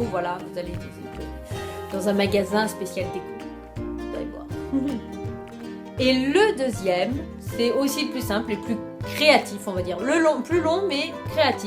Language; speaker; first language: French; native; French